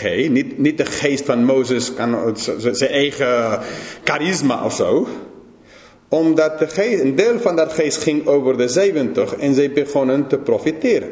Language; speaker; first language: Dutch; non-native, fluent; English